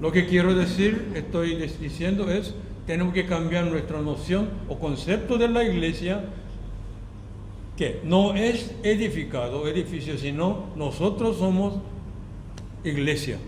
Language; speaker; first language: Spanish; non-native, fluent; Korean